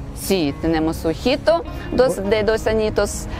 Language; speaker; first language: Spanish; non-native, learner; Ukrainian